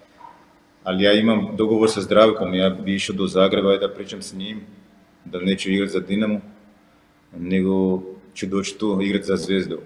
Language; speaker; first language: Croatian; non-native, fluent; Portuguese